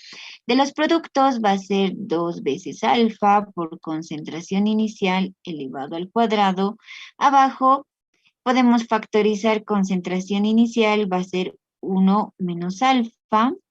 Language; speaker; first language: Spanish; native; Spanish